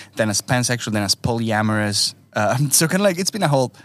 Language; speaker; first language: English; non-native, fluent; Spanish